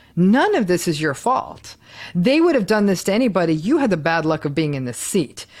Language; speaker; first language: English; early bilingual, other home language; Hindi